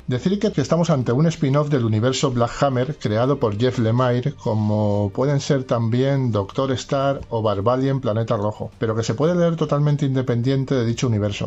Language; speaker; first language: Spanish; native; Spanish